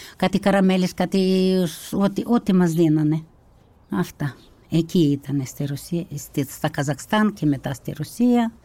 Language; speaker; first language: Greek; early bilingual, heritage; Kazakh